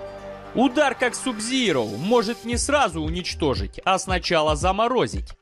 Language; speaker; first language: Russian; native; Russian